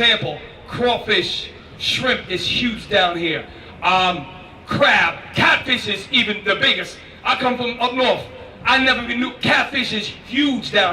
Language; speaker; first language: English; native; English